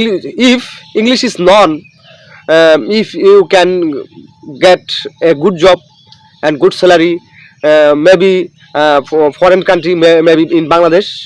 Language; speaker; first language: English; non-native, local second language; Bangla